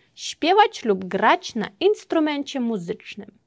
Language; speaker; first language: Polish; non-native, fluent; Uzbek